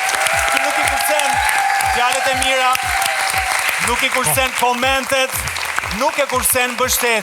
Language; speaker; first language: Albanian; native; Albanian